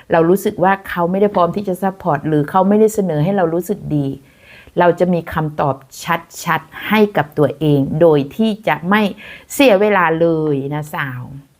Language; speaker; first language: Thai; native; Thai